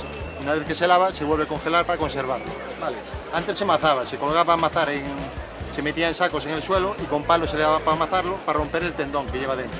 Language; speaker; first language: Spanish; native; Spanish